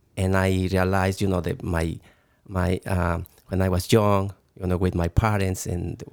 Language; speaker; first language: English; non-native, learner; Spanish